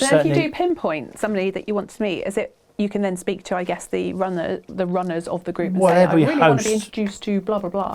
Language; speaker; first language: English; native; English